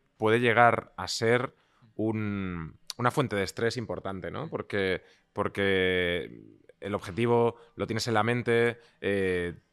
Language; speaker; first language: Spanish; early bilingual, other home language; Russian